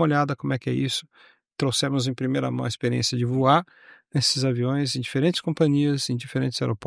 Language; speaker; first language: Portuguese; native; Portuguese